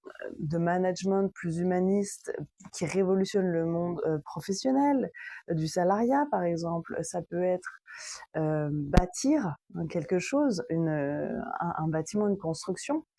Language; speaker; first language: French; native; French